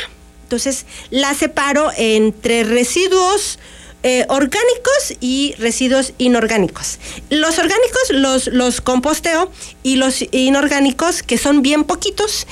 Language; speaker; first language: Spanish; native; Spanish